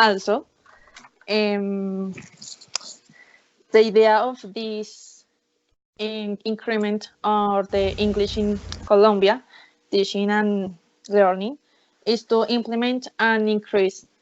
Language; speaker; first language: English; non-native, learner; Spanish